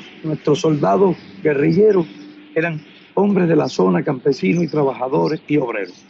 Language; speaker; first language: Spanish; native; Spanish